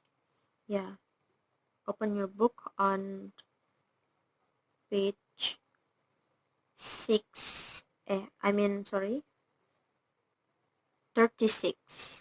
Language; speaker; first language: English; non-native, learner; Indonesian